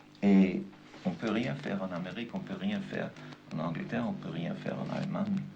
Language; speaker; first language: French; non-native, fluent; German